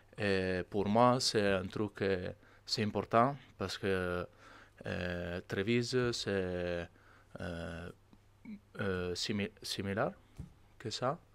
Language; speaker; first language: French; non-native, learner; Italian